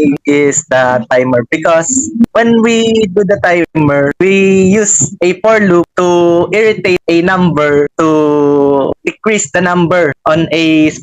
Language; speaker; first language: English; non-native, local second language; Filipino